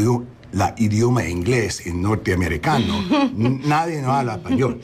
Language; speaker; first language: Spanish; non-native, learner; English